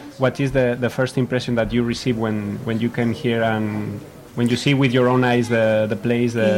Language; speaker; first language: English; non-native, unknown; Spanish